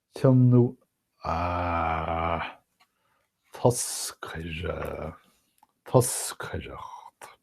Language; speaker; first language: Irish; non-native, fluent; English